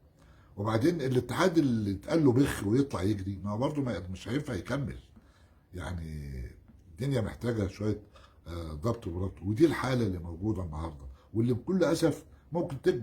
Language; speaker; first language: Arabic; native; Arabic